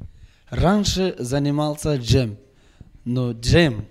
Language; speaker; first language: Russian; non-native, local second language; Uzbek